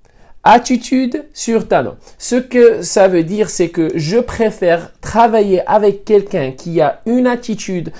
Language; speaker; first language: French; non-native, fluent; Spanish